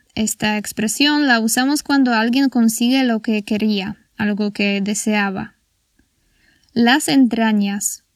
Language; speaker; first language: Spanish; non-native, fluent; Polish